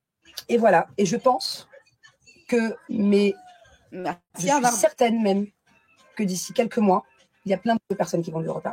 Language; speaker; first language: French; native; French